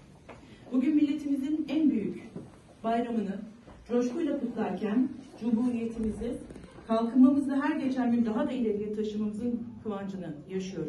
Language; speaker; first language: Turkish; native; Turkish